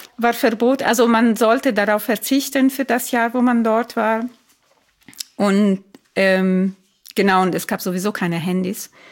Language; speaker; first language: German; non-native, fluent; Italian